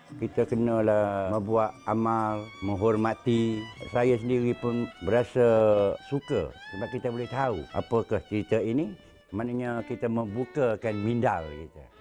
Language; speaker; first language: Malay; early bilingual, other home language; Min Nan Chinese